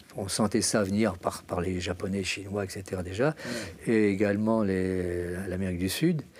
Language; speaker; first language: French; native; French